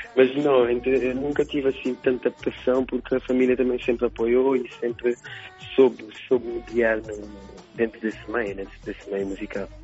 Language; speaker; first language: Portuguese; non-native, local second language; Kabuverdianu